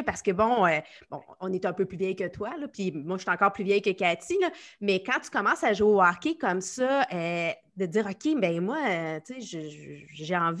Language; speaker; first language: French; native; French